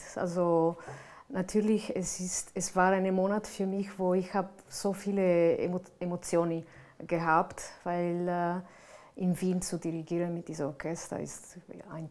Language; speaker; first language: German; non-native, fluent; Italian